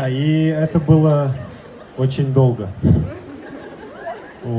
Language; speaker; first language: Russian; native; Russian